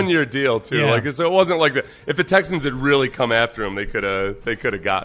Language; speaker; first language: English; native; English